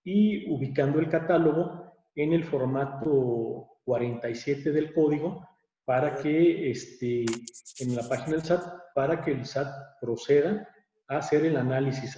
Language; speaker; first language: Spanish; native; Spanish